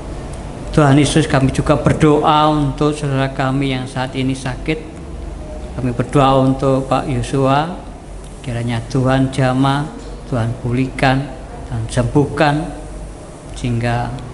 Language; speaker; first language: Indonesian; native; Indonesian